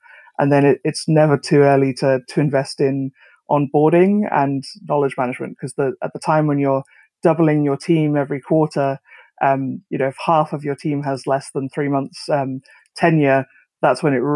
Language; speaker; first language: English; native; English